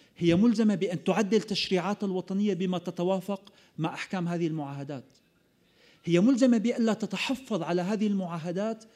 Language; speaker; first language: Arabic; native; Arabic